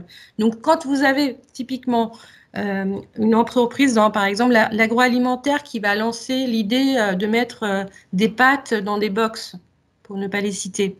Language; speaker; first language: French; native; French